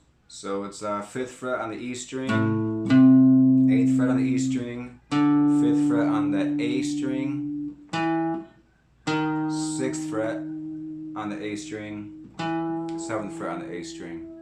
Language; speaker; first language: English; native; English